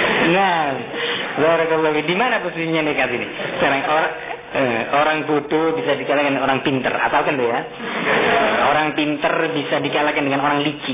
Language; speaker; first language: Indonesian; native; Indonesian